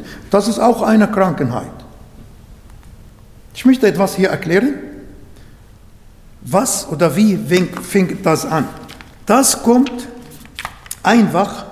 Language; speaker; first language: German; non-native, fluent; Arabic